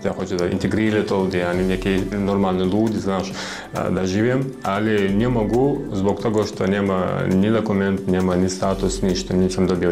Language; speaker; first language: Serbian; non-native, learner; Russian